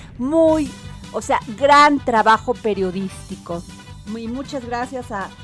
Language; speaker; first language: Spanish; native; Spanish